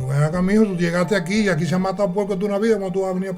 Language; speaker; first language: Spanish; native; Spanish